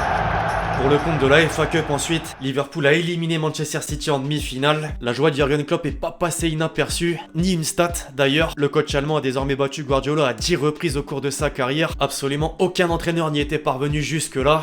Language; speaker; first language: French; native; French